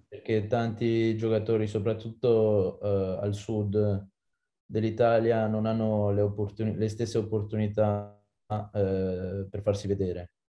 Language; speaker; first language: Italian; non-native, fluent; French